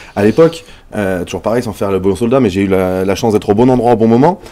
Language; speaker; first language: French; native; French